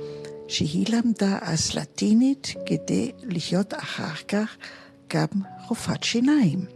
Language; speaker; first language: Hebrew; non-native, fluent; German